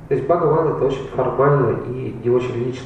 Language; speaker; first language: Russian; native; Russian